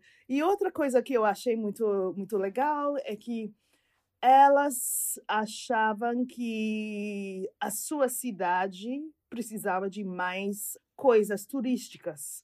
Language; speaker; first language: Portuguese; non-native, fluent; English